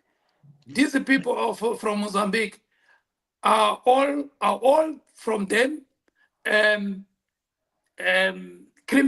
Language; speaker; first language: English; non-native, local second language; Portuguese